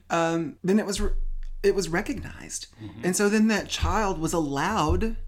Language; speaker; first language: English; native; English